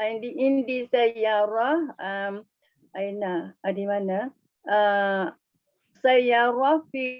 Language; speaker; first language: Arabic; non-native, learner; Malay